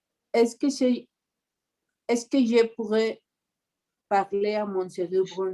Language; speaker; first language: French; non-native, learner; Spanish